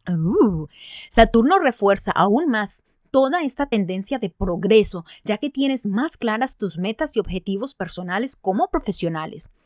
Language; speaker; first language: Spanish; early bilingual, other home language; English